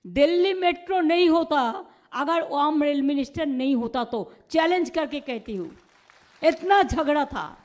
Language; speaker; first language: Hindi; non-native, local second language; Bangla